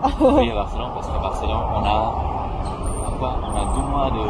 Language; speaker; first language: French; non-native, fluent; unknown